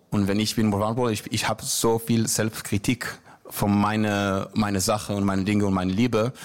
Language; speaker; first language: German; non-native, learner; Hebrew